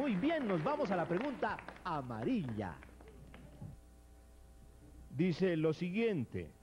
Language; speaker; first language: Spanish; native; Spanish